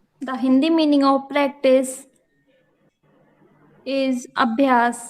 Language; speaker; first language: English; non-native, learner; Hindi